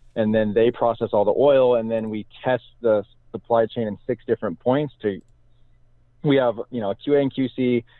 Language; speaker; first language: English; native; English